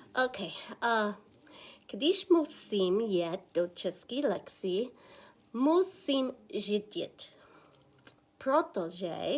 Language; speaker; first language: Czech; non-native, learner; English